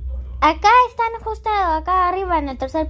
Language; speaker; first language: Spanish; native; Spanish